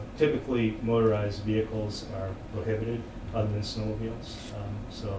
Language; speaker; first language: English; native; English